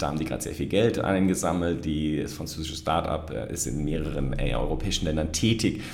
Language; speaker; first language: German; native; German